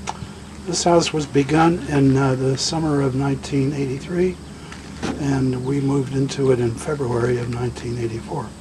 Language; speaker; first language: English; native; English